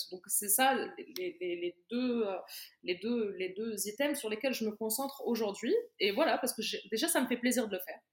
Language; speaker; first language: French; non-native, local second language; Arabic